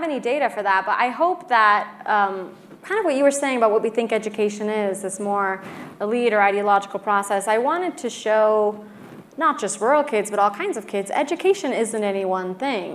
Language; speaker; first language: English; native; English